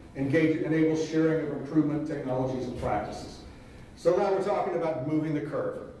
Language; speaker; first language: English; native; English